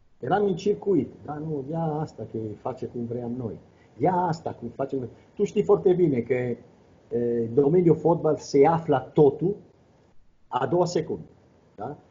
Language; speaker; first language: Romanian; non-native, fluent; Italian